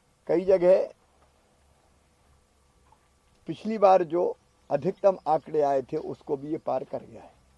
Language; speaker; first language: Hindi; native; Hindi